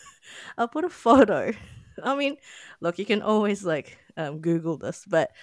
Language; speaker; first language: English; non-native, local second language; Filipino